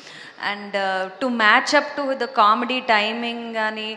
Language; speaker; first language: Telugu; non-native, fluent; Kannada